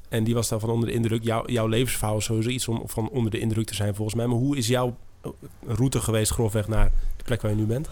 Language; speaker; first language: Dutch; native; Dutch